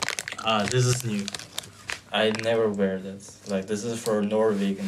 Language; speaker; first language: English; non-native, fluent; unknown